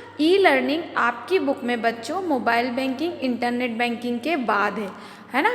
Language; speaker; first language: Hindi; native; Hindi